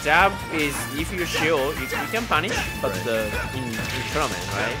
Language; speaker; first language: English; non-native, learner; Chinese